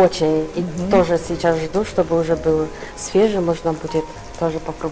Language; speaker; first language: Russian; non-native, fluent; Polish